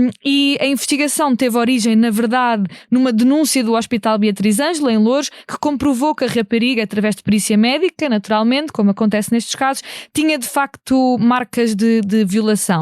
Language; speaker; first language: Portuguese; native; Portuguese